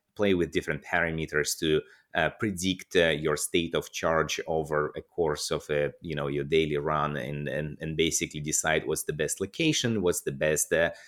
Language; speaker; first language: English; non-native, fluent; Russian